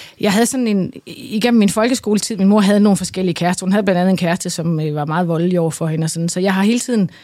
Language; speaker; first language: Danish; native; Danish